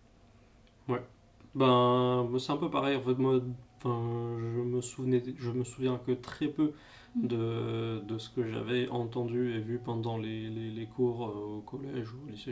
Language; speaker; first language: French; native; French